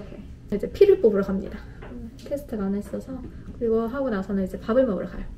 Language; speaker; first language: Korean; native; Korean